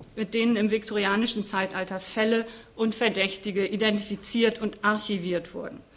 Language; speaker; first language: German; native; German